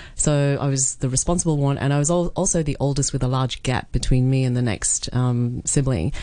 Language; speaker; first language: English; native; English